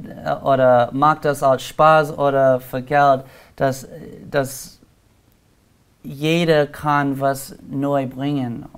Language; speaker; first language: German; non-native, learner; English